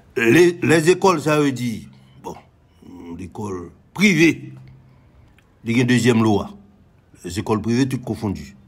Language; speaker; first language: French; non-native, local second language; Haitian Creole